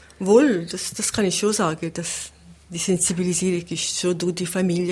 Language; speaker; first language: German; non-native, local second language; Italian